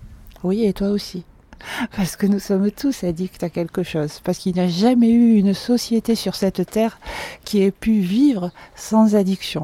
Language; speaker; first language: French; native; French